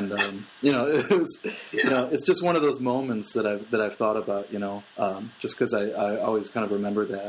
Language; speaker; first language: English; native; English